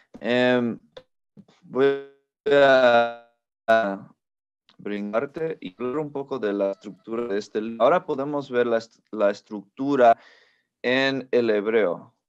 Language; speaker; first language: Spanish; non-native, fluent; English